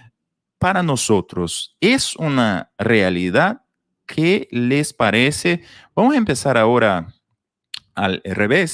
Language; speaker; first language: Spanish; non-native, fluent; Portuguese